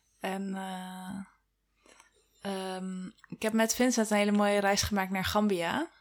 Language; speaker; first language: Dutch; native; Dutch